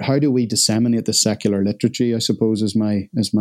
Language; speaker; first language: English; native; English